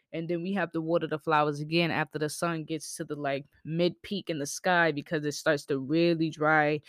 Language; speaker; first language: English; native; English